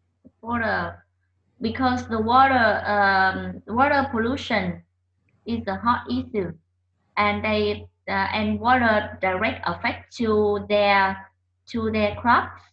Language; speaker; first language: English; non-native, learner; Vietnamese